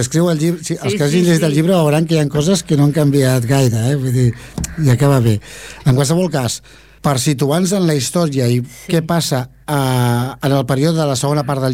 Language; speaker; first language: Catalan; native; Catalan